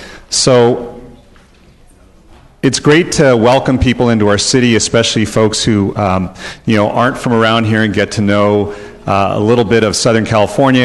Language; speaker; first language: English; early bilingual, other home language; Spanish